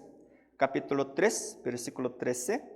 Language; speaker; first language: Spanish; non-native, fluent; Korean